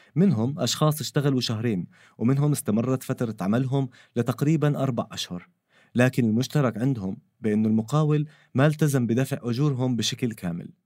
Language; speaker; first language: Arabic; native; Arabic